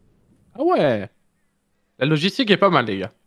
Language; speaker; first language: French; native; French